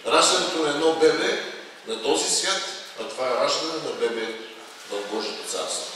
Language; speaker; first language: Bulgarian; native; Bulgarian